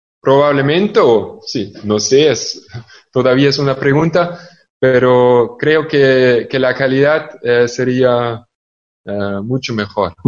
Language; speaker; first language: Spanish; non-native, fluent; German